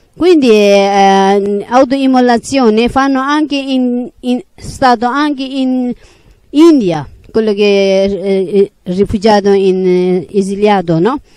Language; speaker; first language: Italian; non-native, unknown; Tibetan